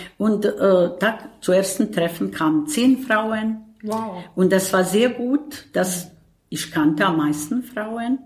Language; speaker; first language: German; non-native, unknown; Bosnian